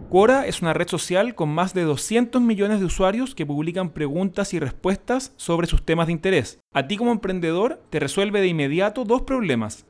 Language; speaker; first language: Spanish; native; Spanish